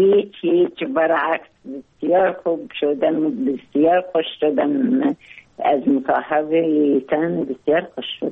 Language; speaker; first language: Persian; non-native, learner; Arabic